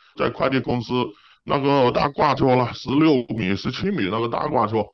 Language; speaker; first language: Chinese; non-native, local second language; Cantonese